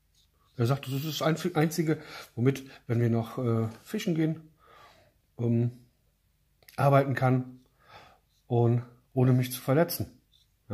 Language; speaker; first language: German; native; German